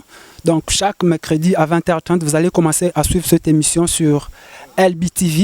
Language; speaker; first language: French; non-native, local second language; Lingala